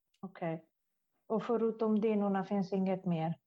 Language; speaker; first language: Swedish; non-native, fluent; Italian